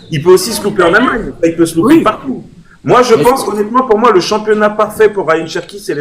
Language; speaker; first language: French; native; French